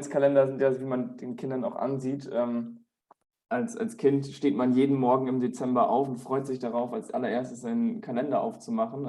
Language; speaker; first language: German; native; German